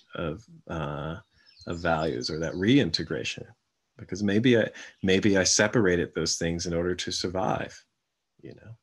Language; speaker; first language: English; native; English